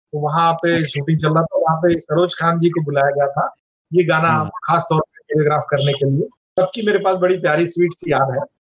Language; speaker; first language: Hindi; non-native, local second language; Marathi